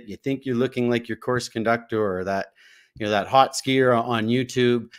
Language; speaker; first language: English; native; English